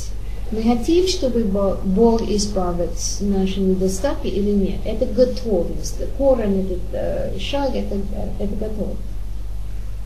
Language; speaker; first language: Russian; non-native, learner; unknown